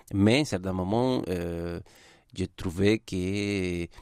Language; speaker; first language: French; non-native, fluent; Spanish